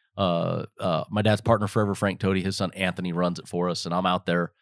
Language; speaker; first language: English; native; English